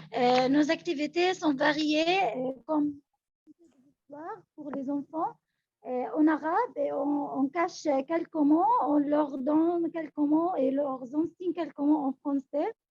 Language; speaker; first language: French; non-native, local second language; Arabic